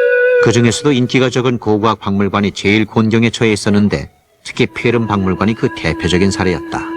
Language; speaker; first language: Korean; native; Korean